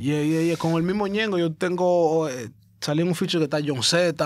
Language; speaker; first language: Spanish; early bilingual, heritage; Spanish